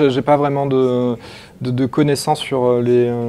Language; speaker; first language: French; native; French